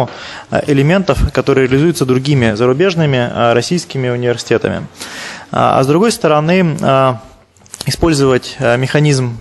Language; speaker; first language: Russian; native; Russian